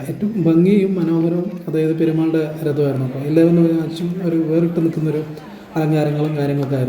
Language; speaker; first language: Malayalam; native; Malayalam